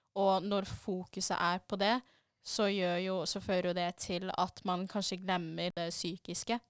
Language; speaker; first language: Norwegian; early bilingual, other home language; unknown